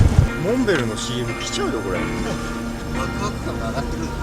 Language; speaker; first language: Japanese; native; Japanese